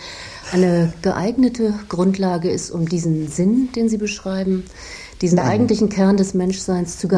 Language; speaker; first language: German; native; German